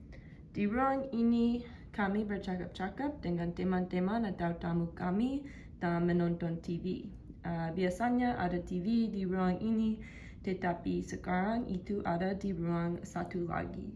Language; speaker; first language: Indonesian; non-native, learner; English